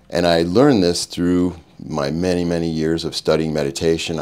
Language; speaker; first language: English; native; English